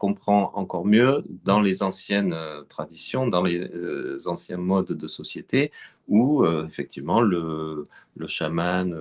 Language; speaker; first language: French; native; French